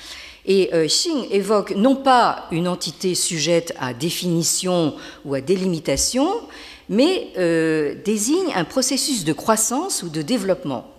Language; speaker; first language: French; native; French